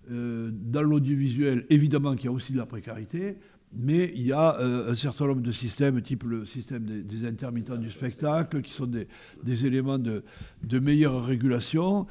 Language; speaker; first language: French; native; French